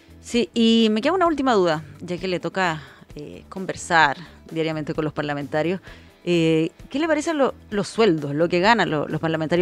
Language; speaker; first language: Spanish; native; Spanish